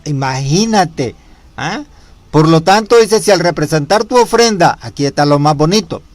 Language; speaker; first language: Spanish; native; Spanish